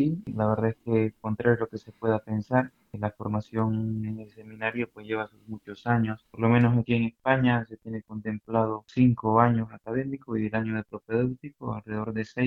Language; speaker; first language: Spanish; native; Spanish